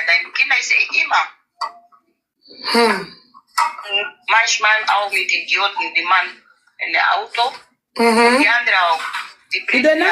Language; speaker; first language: German; non-native, learner; Nigerian Pidgin